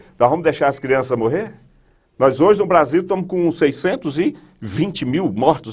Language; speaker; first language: Portuguese; native; Portuguese